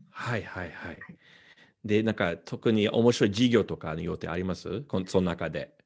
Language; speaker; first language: Japanese; non-native, fluent; English